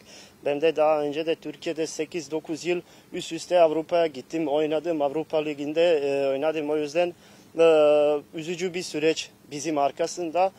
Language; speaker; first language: Turkish; non-native, fluent; Bosnian